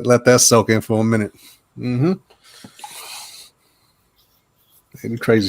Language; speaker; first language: English; native; English